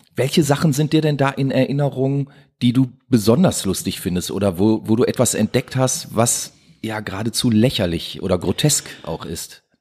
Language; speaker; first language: German; native; German